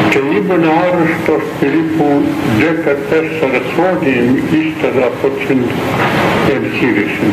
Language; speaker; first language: Greek; non-native, fluent; Russian